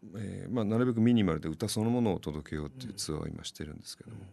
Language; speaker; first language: Japanese; native; Japanese